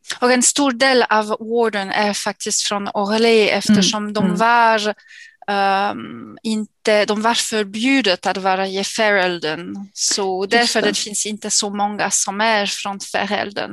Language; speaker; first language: Swedish; non-native, fluent; English